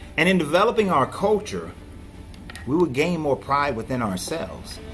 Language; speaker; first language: English; native; English